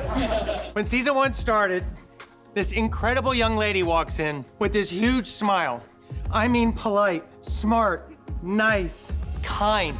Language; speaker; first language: English; native; English